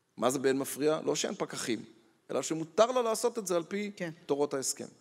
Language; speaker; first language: Hebrew; native; Hebrew